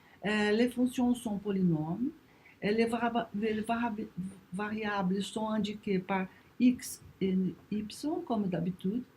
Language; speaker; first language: French; non-native, learner; Portuguese